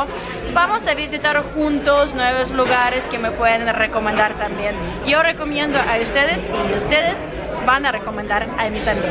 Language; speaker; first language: Spanish; non-native, learner; Russian